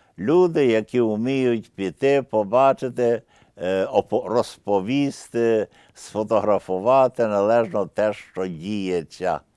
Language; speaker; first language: Ukrainian; early bilingual, heritage; Ukrainian